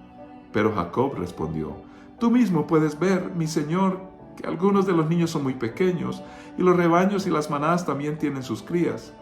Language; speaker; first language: Spanish; native; Spanish